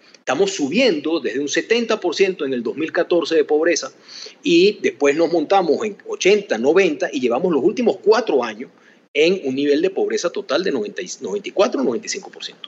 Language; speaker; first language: Spanish; native; Spanish